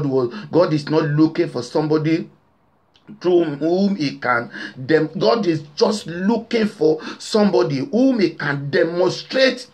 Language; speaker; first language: English; non-native, local second language; Yoruba